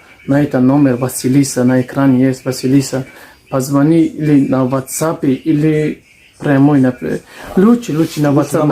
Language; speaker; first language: Russian; non-native, learner; Tajik